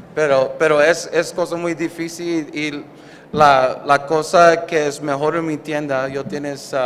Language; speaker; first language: Spanish; non-native, learner; English